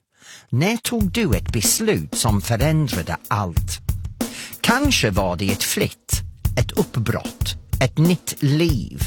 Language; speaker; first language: Swedish; non-native, fluent; English